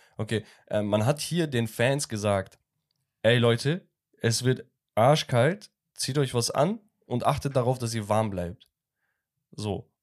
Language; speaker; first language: German; early bilingual, other home language; Turkish